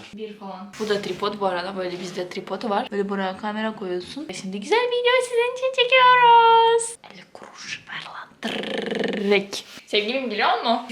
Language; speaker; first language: Turkish; non-native, fluent; Ukrainian